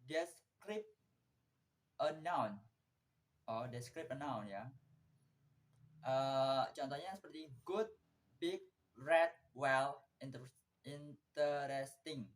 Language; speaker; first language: English; non-native, learner; Indonesian